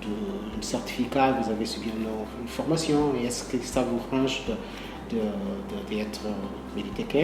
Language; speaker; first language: French; non-native, learner; Portuguese